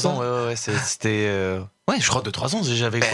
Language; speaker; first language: French; native; French